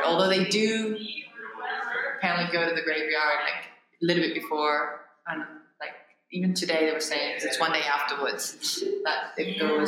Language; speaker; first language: English; non-native, local second language; French